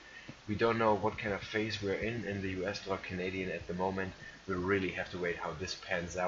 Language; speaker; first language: English; non-native, fluent; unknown